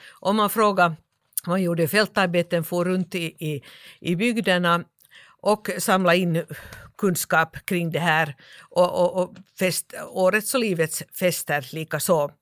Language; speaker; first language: Swedish; native; Swedish